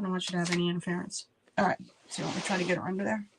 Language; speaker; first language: English; native; English